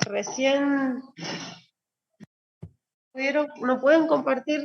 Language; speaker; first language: Spanish; native; Spanish